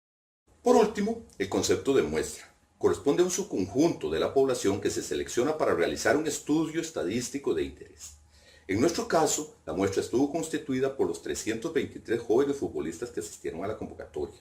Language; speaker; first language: Spanish; native; Spanish